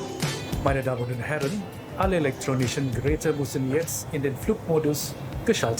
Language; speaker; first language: German; non-native, fluent; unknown